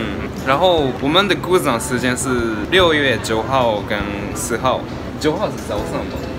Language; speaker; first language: Chinese; non-native, fluent; Japanese